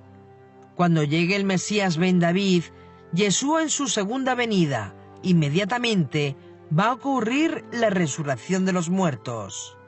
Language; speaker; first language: Spanish; native; Spanish